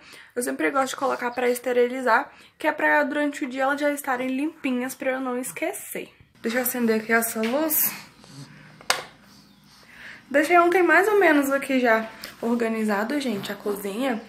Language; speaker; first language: Portuguese; native; Portuguese